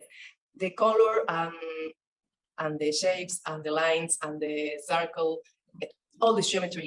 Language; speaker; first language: English; non-native, learner; Spanish